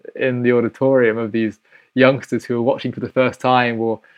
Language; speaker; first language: English; native; English